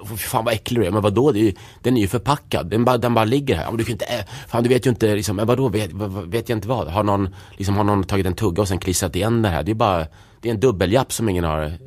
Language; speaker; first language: Swedish; early bilingual, other home language; Czech